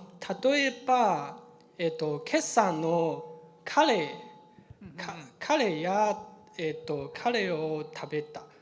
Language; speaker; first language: Japanese; non-native, learner; Chinese